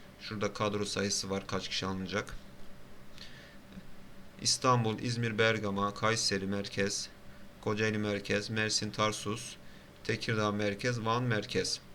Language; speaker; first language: Turkish; native; Turkish